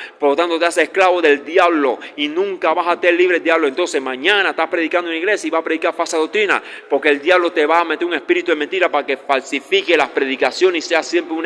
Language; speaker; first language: Spanish; native; Spanish